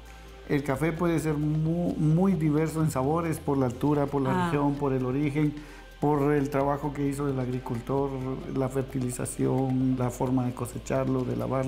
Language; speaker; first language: Spanish; native; Spanish